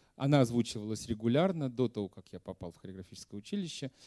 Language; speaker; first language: Russian; native; Russian